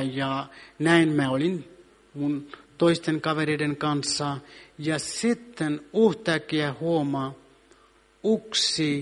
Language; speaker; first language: Finnish; non-native, fluent; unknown